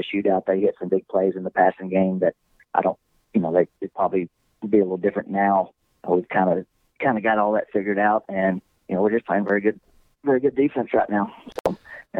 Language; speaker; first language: English; native; English